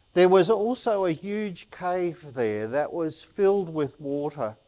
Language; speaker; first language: English; native; English